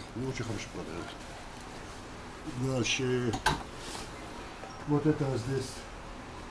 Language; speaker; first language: Russian; non-native, learner; Turkish